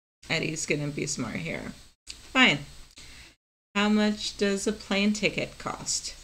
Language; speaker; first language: English; non-native, fluent; Spanish